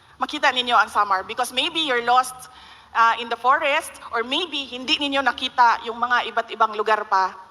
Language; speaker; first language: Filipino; non-native, local second language; Cebuano